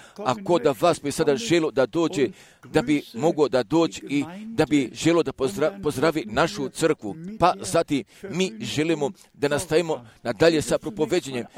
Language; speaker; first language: Croatian; early bilingual, heritage; Serbian